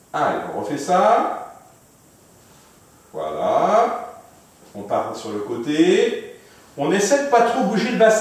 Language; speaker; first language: French; native; French